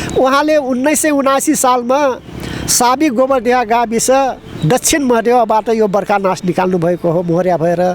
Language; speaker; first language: Nepali; non-native, local second language; Dangaura Tharu